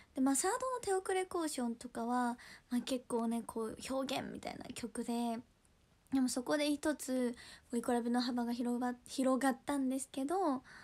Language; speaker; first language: Japanese; native; Japanese